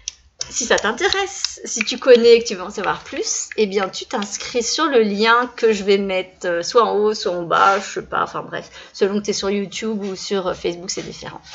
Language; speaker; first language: French; native; French